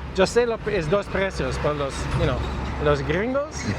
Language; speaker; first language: Spanish; non-native, learner; English